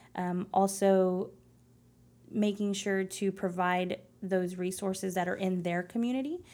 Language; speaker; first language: English; early bilingual, other home language; Spanish